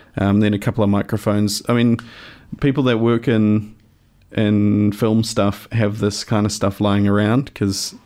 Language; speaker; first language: English; native; English